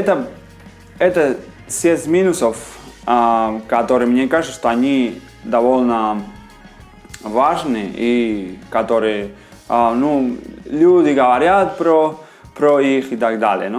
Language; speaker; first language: Russian; non-native, fluent; Spanish